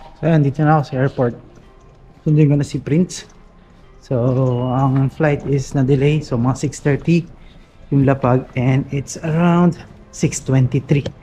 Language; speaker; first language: Filipino; native; Filipino